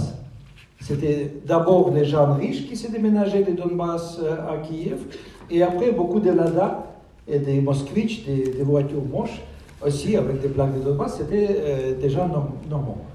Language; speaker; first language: French; non-native, fluent; Russian